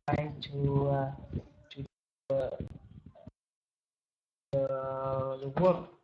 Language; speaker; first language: English; non-native, learner; Vietnamese